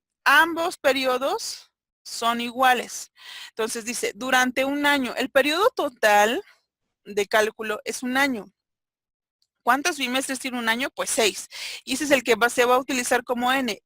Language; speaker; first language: Spanish; native; Spanish